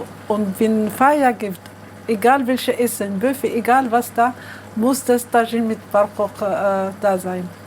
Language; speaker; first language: German; non-native, learner; Arabic